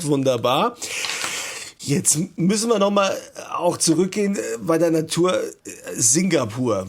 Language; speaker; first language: German; native; German